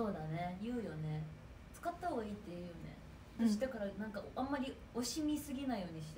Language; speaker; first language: Japanese; native; Japanese